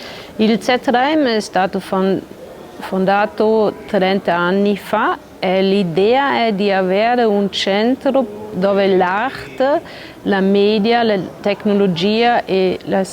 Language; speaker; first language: Italian; non-native, learner; German